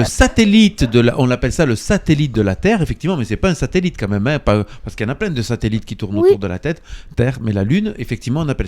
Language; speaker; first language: French; native; French